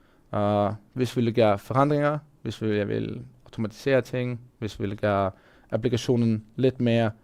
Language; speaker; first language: Danish; non-native, fluent; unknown